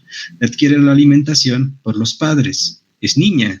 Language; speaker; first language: Spanish; native; Spanish